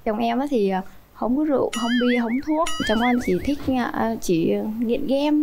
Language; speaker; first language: Vietnamese; native; Vietnamese